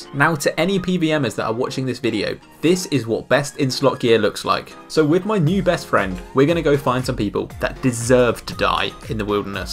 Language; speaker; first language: English; native; English